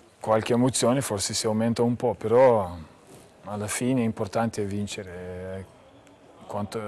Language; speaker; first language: Italian; non-native, learner; Lithuanian